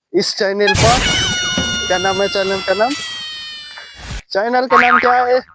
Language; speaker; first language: Hindi; non-native, learner; Bangla